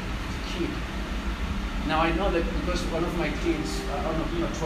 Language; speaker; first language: English; non-native, local second language; Zulu